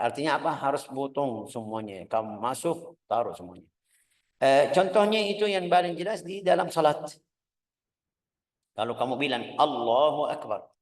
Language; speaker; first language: Indonesian; non-native, fluent; Arabic